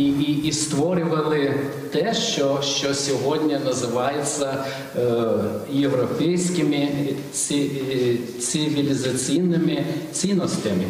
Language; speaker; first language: Ukrainian; non-native, fluent; Lithuanian